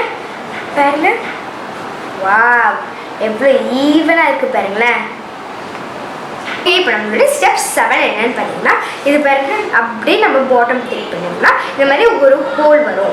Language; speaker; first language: Tamil; native; Tamil